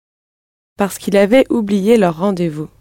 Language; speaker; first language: French; non-native, learner; English